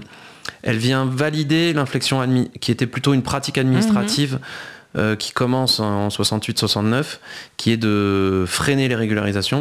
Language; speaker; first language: French; native; French